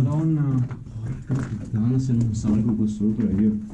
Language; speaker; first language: Italian; native; Italian